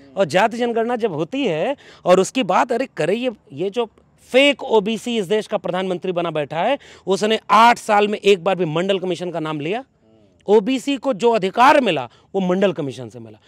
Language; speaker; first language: Hindi; native; Hindi